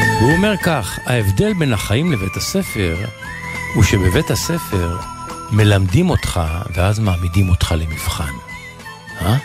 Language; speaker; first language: Hebrew; native; Hebrew